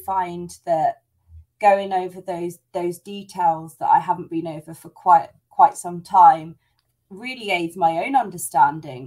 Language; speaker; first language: English; native; English